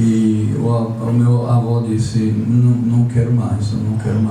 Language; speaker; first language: Portuguese; non-native, fluent; English